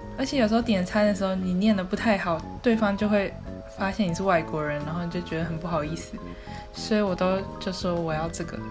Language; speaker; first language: Chinese; native; Chinese